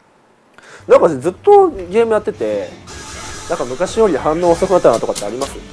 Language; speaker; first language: Japanese; native; Japanese